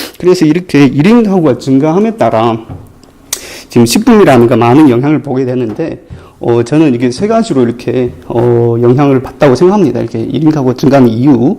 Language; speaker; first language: Korean; non-native, fluent; Chinese